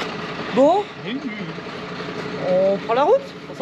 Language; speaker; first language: French; native; French